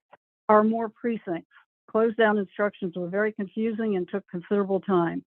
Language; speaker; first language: English; native; English